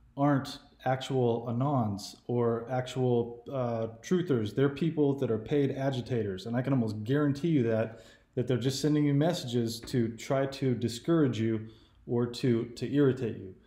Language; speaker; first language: English; native; English